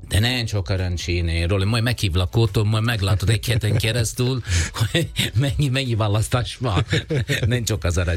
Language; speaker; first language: Hungarian; non-native, fluent; Italian